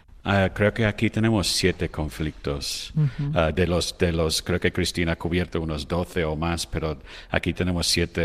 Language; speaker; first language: Spanish; non-native, fluent; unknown